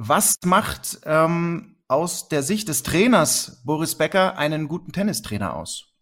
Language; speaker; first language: German; native; German